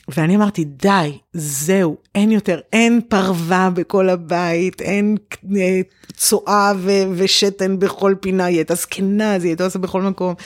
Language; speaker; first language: Hebrew; early bilingual, other home language; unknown